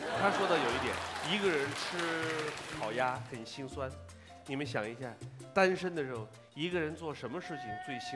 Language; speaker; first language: Chinese; native; Chinese